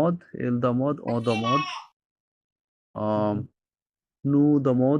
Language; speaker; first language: French; non-native, learner; Bangla